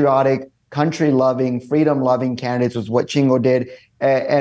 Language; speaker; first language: English; native; English